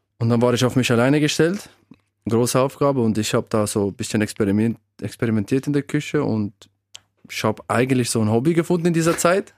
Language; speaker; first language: German; early bilingual, other home language; Albanian